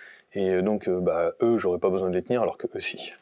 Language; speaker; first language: French; native; French